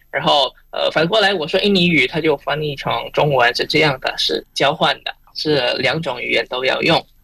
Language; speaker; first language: Chinese; non-native, fluent; Indonesian